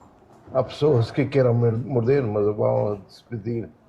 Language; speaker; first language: Portuguese; non-native, learner; German